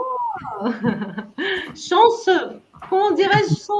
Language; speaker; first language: French; non-native, learner; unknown